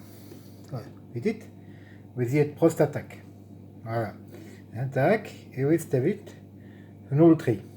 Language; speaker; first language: Russian; non-native, learner; French